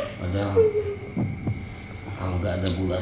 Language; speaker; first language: Indonesian; native; Indonesian